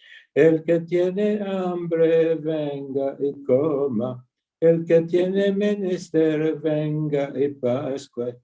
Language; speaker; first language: Spanish; early bilingual, heritage; Ladino